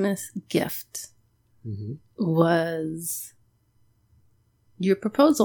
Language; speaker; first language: English; native; English